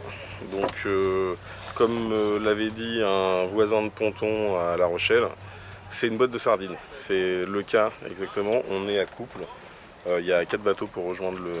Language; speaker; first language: French; native; French